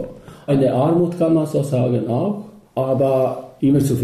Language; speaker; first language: German; non-native, learner; Albanian